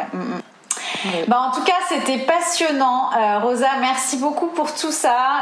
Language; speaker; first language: French; native; French